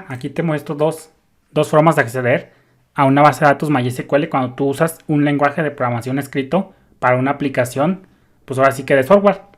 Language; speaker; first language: Spanish; native; Spanish